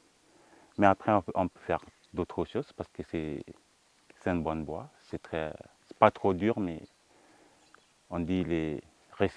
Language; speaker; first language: French; non-native, local second language; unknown